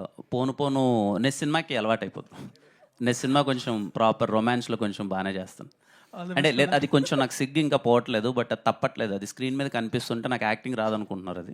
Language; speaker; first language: Telugu; native; Telugu